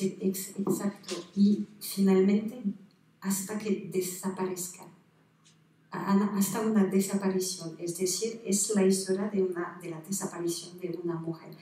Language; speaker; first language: Spanish; non-native, fluent; French